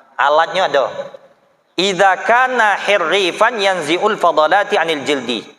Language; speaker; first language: Malay; native; Malay